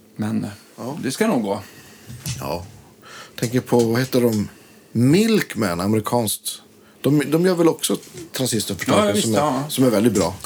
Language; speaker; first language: Swedish; native; Swedish